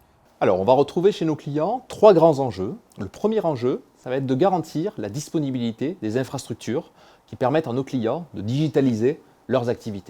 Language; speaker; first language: French; native; French